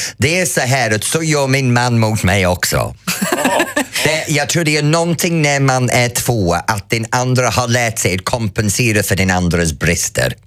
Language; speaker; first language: Swedish; non-native, fluent; English